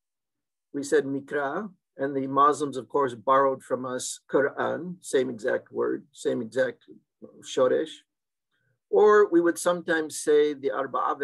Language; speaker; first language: English; native; English